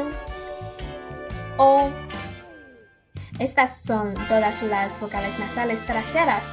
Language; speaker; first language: Spanish; non-native, fluent; Chinese